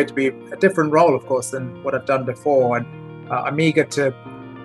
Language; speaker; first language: English; native; English